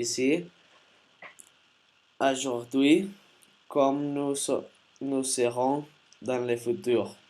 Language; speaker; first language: French; non-native, learner; Spanish